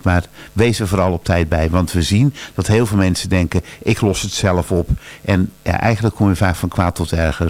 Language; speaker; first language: Dutch; native; Dutch